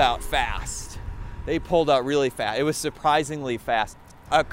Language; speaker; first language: English; native; English